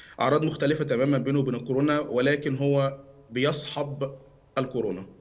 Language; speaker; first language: Egyptian Arabic; native; Egyptian Arabic